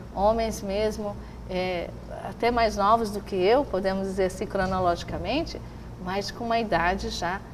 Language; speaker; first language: Portuguese; native; Portuguese